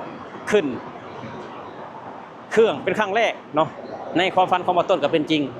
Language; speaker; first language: Thai; non-native, local second language; Lao